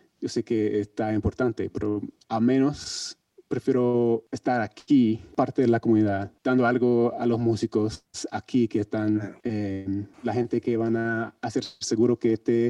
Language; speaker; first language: Spanish; non-native, learner; English